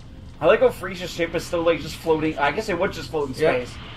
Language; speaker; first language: English; native; English